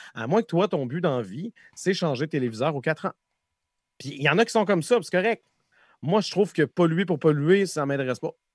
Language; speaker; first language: French; native; French